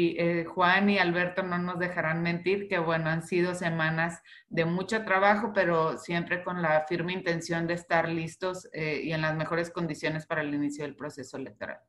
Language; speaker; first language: Spanish; native; Spanish